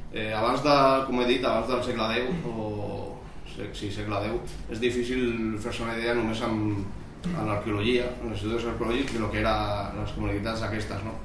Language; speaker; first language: Catalan; non-native, local second language; Spanish